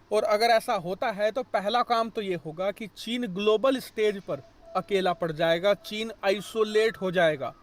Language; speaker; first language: Hindi; native; Hindi